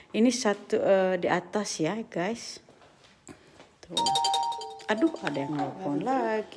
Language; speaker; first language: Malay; non-native, local second language; Sundanese